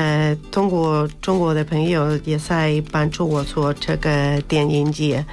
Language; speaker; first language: Chinese; non-native, fluent; Spanish